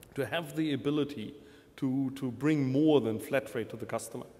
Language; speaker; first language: English; non-native, fluent; German